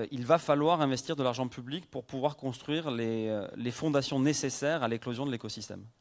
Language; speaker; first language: French; native; French